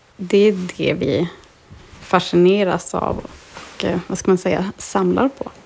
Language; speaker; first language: Swedish; native; Swedish